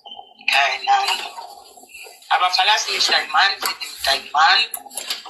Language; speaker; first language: German; non-native, learner; Nigerian Pidgin